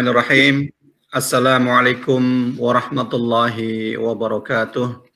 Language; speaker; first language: Indonesian; native; Indonesian